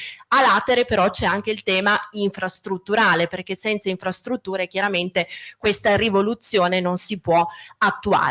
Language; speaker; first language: Italian; native; Italian